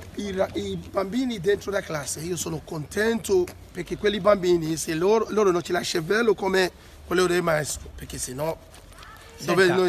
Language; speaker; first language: Italian; non-native, learner; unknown